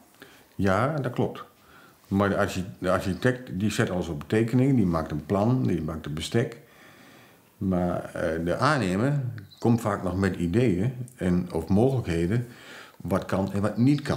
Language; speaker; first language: Dutch; native; Dutch